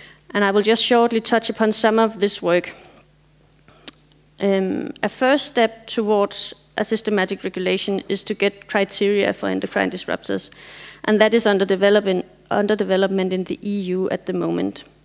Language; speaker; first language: English; non-native, fluent; Danish